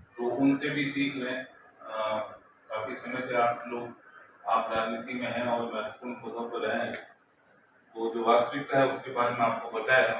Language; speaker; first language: Hindi; native; Hindi